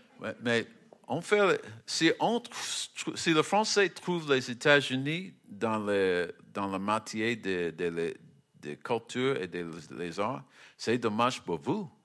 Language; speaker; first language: French; non-native, learner; English